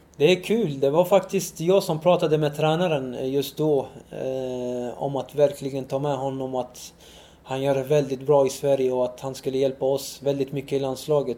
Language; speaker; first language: Swedish; early bilingual, other home language; Arabic